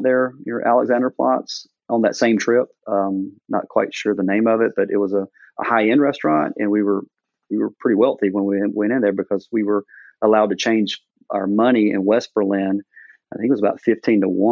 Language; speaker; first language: English; native; English